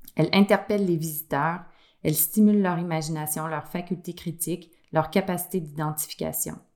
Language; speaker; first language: French; native; French